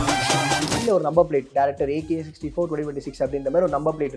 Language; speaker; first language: Tamil; native; Tamil